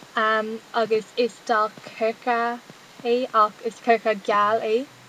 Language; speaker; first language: Irish; non-native, local second language; English